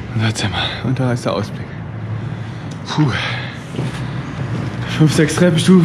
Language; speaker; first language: German; native; German